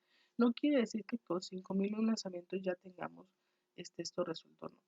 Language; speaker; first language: Spanish; native; Spanish